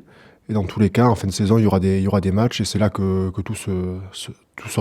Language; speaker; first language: French; native; French